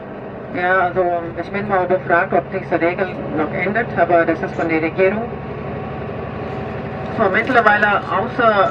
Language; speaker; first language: German; non-native, fluent; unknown